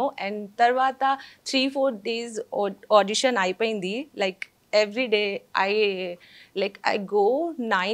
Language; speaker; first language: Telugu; non-native, learner; Hindi